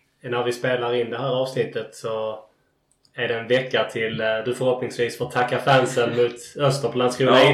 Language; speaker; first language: Swedish; native; Swedish